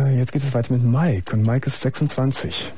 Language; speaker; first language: German; native; German